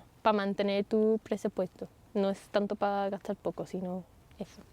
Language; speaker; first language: Spanish; non-native, fluent; English